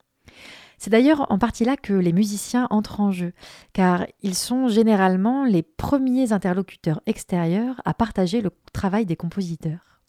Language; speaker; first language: French; native; French